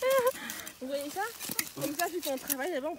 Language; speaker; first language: French; native; French